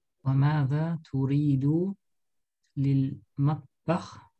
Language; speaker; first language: Arabic; non-native, learner; German